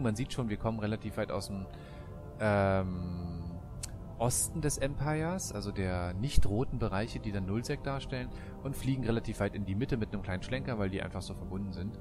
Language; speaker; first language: German; native; German